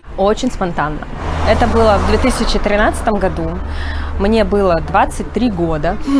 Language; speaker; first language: Russian; native; Russian